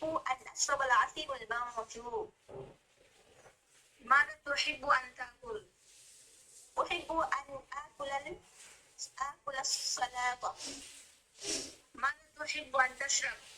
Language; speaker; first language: Arabic; non-native, learner; Bangla